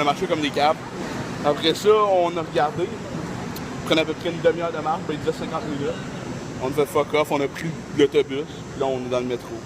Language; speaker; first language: French; native; French